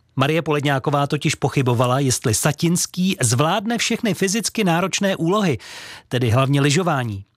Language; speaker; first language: Czech; native; Czech